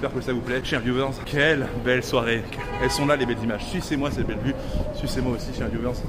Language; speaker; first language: French; native; French